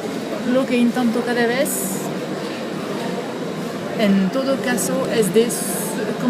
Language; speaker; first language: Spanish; non-native, learner; French